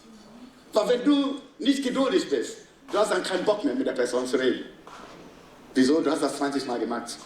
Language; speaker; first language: German; non-native, fluent; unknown